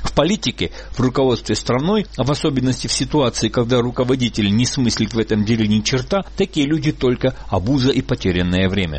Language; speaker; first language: Russian; native; Russian